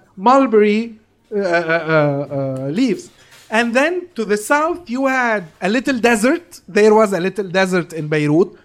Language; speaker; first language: English; non-native, fluent; Arabic